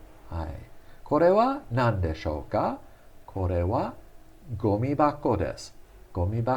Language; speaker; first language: Japanese; non-native, fluent; English